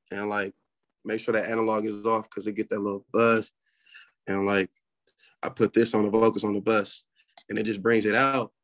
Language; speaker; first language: English; native; English